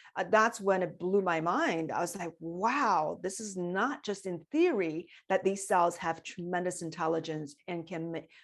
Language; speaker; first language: English; non-native, fluent; Chinese